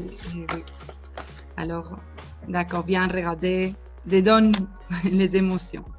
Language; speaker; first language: French; non-native, fluent; Spanish